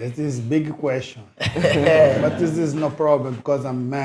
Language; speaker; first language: English; non-native, learner; Portuguese